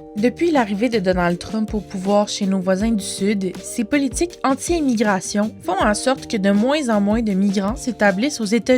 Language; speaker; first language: French; native; French